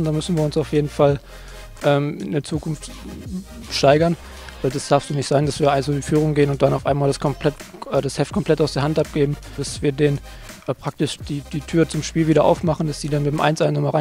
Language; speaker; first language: German; native; German